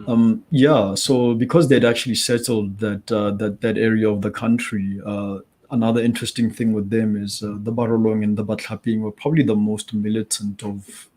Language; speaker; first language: English; non-native, local second language; Tswana